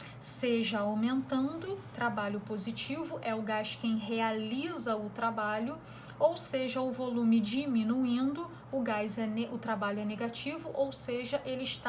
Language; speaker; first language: Portuguese; native; Portuguese